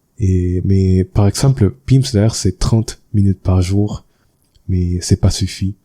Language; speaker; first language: French; non-native, learner; Spanish